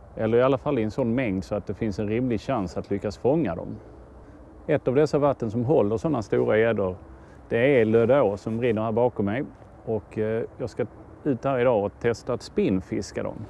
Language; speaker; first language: Swedish; native; Swedish